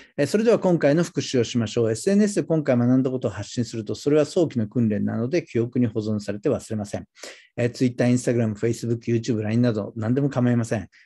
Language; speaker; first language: Japanese; native; Japanese